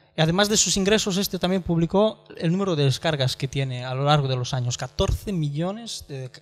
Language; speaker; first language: Spanish; non-native, fluent; Romanian